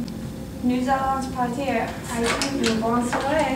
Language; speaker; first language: French; non-native, learner; English